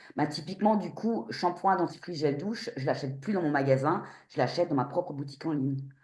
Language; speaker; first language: French; native; French